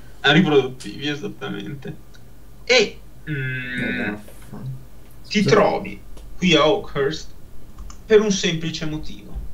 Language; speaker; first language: Italian; native; Italian